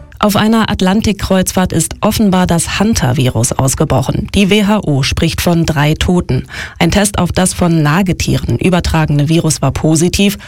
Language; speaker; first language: German; native; German